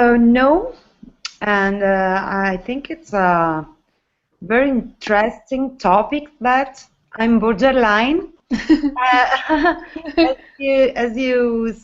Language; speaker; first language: English; non-native, learner; Italian